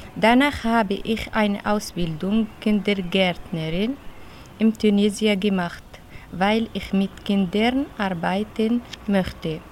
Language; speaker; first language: German; non-native, fluent; Arabic